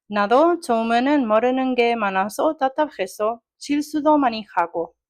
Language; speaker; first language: Korean; non-native, learner; Italian